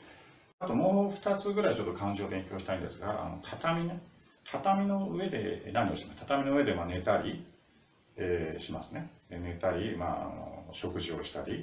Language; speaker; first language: Japanese; non-native, fluent; Russian